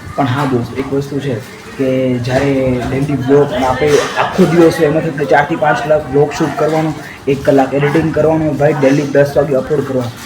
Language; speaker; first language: Gujarati; native; Gujarati